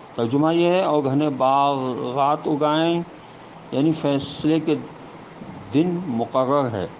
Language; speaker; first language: Urdu; native; Urdu